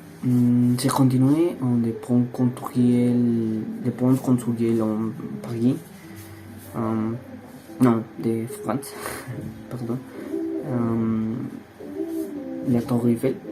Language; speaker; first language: French; non-native, learner; Spanish